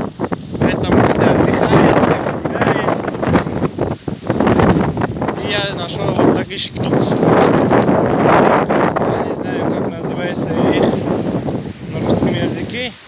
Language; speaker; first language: Russian; non-native, learner; Tajik